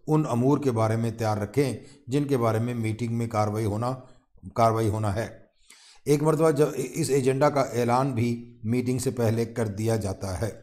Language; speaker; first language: Urdu; non-native, local second language; Punjabi